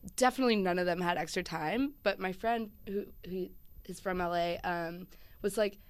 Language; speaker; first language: English; native; English